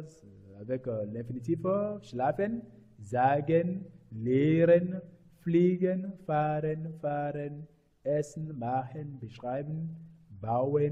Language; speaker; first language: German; non-native, learner; French